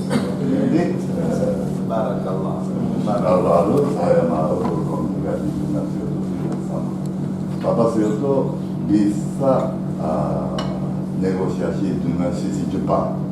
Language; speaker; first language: Indonesian; non-native, learner; Japanese